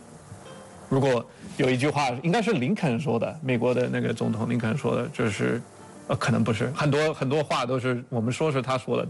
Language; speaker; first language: Chinese; non-native, fluent; English